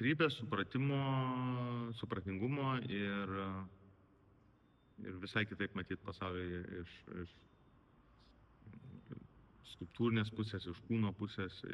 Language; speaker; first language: Lithuanian; native; Lithuanian